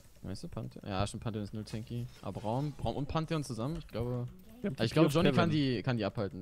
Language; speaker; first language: German; native; German